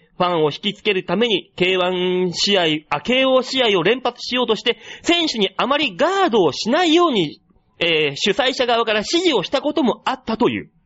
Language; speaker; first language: Japanese; native; Japanese